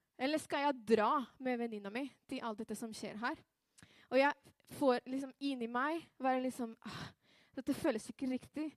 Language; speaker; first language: Norwegian; non-native, fluent; Spanish